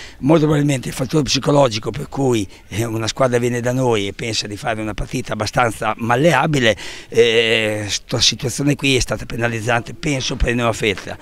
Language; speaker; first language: Italian; native; Italian